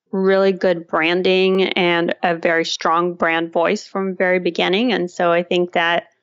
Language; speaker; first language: English; early bilingual, other home language; Russian